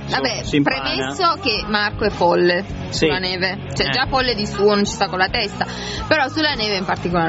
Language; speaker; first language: Italian; native; Italian